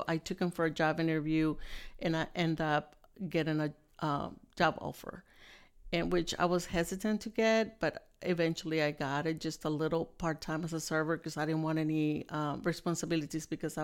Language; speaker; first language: English; non-native, fluent; Spanish